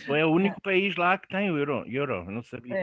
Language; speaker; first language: Portuguese; non-native, fluent; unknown